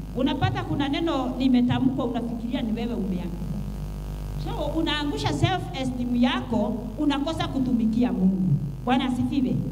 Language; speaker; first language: Swahili; non-native, local second language; Kikuyu